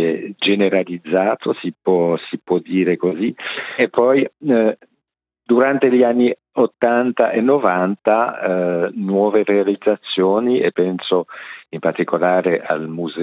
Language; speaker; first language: Italian; non-native, local second language; French